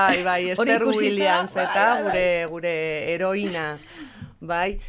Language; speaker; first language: Basque; non-native, local second language; Spanish